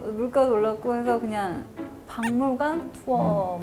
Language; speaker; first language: Korean; native; Korean